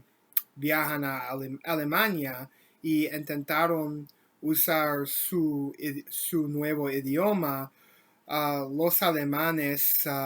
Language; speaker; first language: Spanish; non-native, learner; English